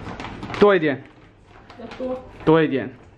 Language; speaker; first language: Chinese; non-native, fluent; German